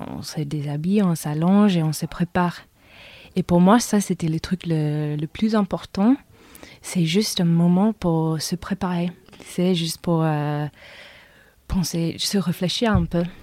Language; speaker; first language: French; non-native, fluent; English